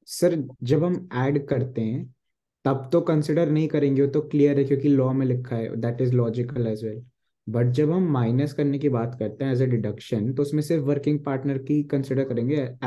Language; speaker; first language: Hindi; native; Hindi